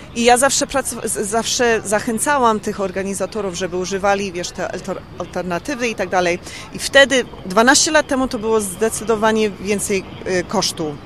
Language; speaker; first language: Polish; early bilingual, heritage; Polish